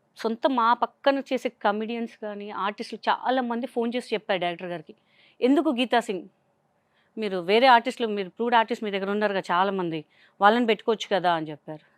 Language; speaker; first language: Telugu; non-native, local second language; Hindi